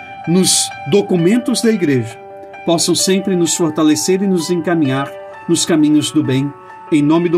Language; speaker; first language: Portuguese; native; Portuguese